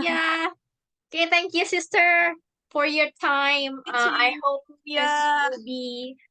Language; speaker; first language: English; non-native, learner; Indonesian